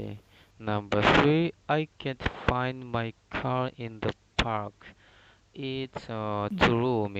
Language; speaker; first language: English; non-native, learner; Indonesian